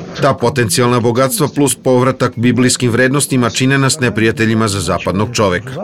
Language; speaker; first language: Serbian; native; Serbian